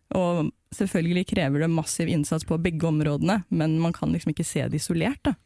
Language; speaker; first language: Norwegian; native; Norwegian